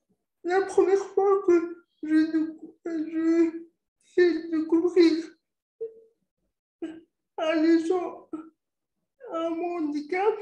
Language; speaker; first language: French; non-native, local second language; Arabic